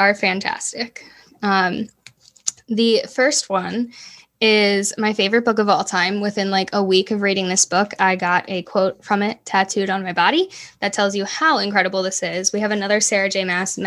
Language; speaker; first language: English; native; English